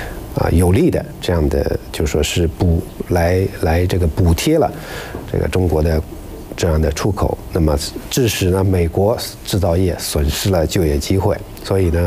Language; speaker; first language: Chinese; native; Chinese